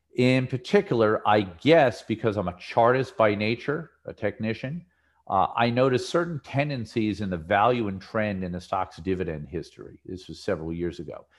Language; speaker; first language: English; native; English